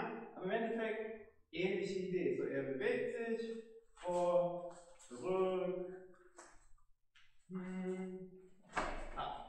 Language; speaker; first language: German; non-native, fluent; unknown